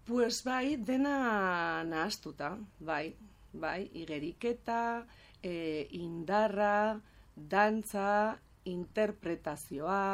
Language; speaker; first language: Basque; non-native, local second language; Spanish